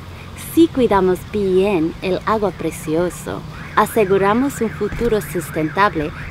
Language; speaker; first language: Spanish; non-native, learner; English